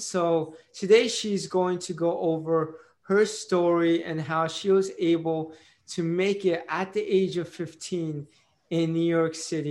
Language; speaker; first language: English; native; English